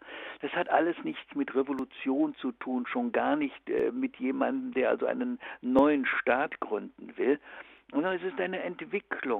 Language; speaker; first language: German; native; German